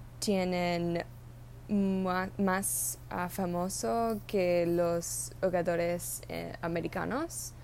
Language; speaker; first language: Spanish; non-native, learner; English